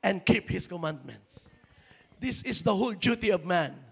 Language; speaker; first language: English; non-native, local second language; Filipino